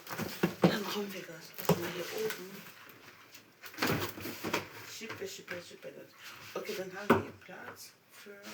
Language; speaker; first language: German; non-native, fluent; French